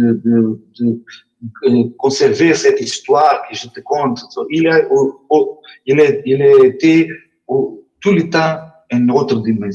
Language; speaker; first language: French; non-native, learner; Portuguese